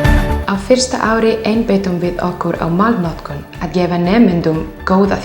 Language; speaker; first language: Icelandic; non-native, fluent; Italian